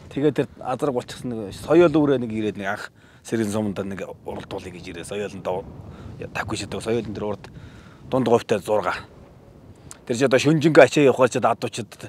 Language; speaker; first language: Mongolian; native; Mongolian